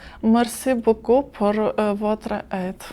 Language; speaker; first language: French; non-native, learner; Ukrainian